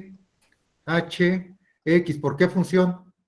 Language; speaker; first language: Spanish; native; Spanish